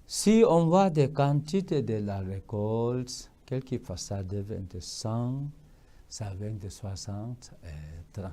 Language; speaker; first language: French; non-native, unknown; Korean